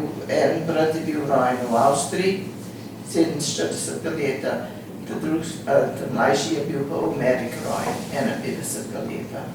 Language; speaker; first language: Slovenian; early bilingual, heritage; Slovenian